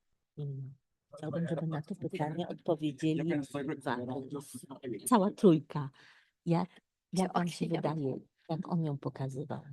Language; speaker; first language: Polish; non-native, fluent; Spanish